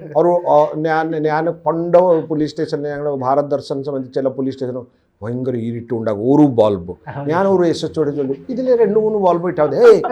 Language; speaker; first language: Malayalam; non-native, local second language; Odia